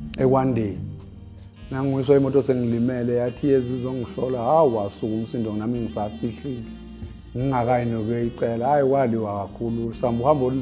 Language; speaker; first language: Zulu; native; Zulu